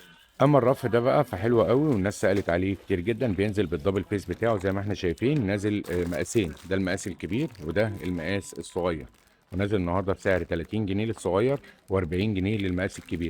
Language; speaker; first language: Arabic; native; Arabic